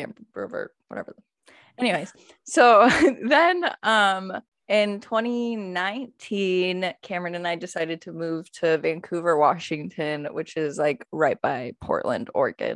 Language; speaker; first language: English; native; English